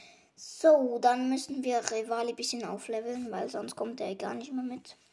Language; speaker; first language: German; native; German